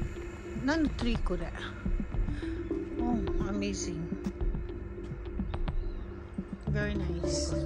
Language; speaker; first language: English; non-native, local second language; Filipino